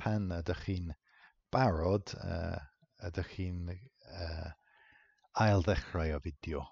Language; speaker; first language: Welsh; non-native, fluent; English